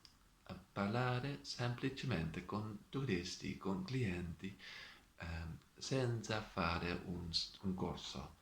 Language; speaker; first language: Italian; non-native, learner; Dutch